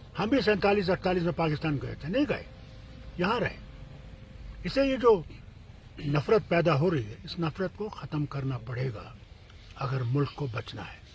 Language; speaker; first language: Urdu; non-native, local second language; Kashmiri